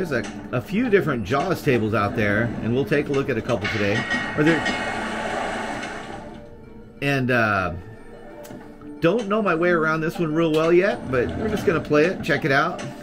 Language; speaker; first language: English; native; English